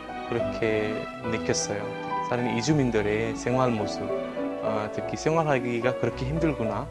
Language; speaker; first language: Korean; non-native, fluent; Bangla